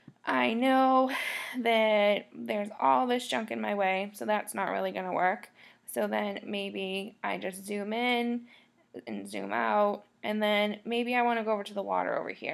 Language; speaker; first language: English; native; English